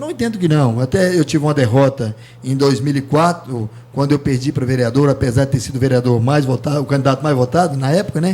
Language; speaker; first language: Portuguese; native; Portuguese